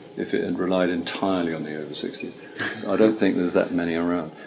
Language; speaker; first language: English; native; English